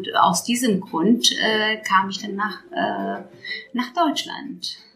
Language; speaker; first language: German; non-native, fluent; Turkish